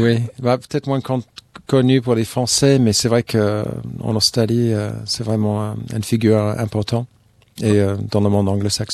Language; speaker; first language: French; non-native, fluent; English